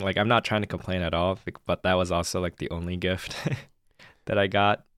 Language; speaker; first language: English; early bilingual, other home language; Chinese